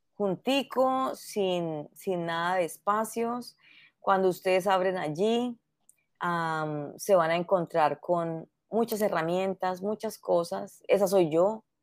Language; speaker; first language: Spanish; native; Spanish